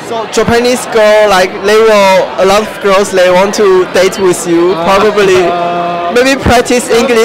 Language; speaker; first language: English; non-native, fluent; Chinese